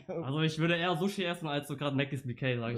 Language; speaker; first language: German; native; German